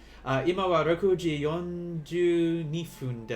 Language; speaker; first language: Japanese; non-native, learner; English